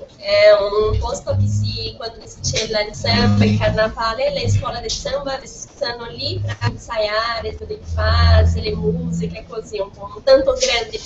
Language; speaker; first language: Italian; non-native, learner; Portuguese